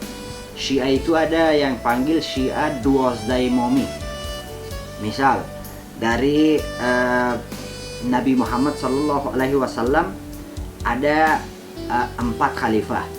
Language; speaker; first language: Indonesian; non-native, fluent; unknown